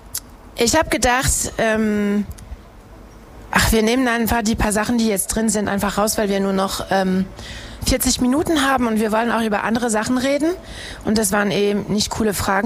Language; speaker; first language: German; non-native, fluent; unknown